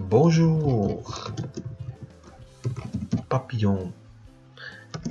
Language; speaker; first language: French; non-native, fluent; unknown